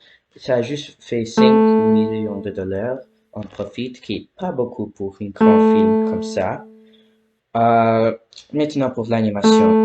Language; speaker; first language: French; non-native, learner; English